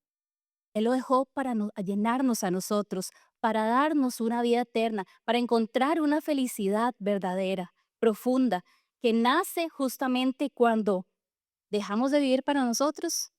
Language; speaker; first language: Spanish; native; Spanish